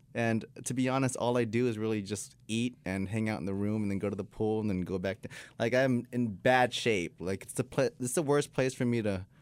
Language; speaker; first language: English; non-native, fluent; Spanish